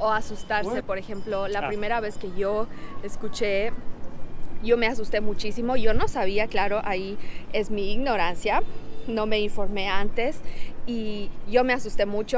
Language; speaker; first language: Spanish; non-native, local second language; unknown